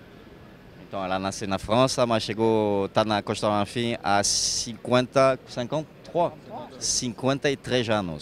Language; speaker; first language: Portuguese; non-native, fluent; French